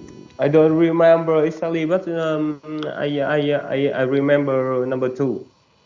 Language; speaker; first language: English; non-native, learner; Vietnamese